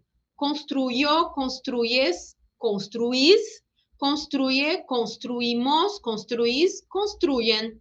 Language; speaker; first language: Spanish; non-native, fluent; Portuguese